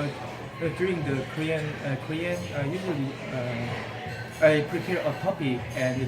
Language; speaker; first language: English; non-native, learner; Korean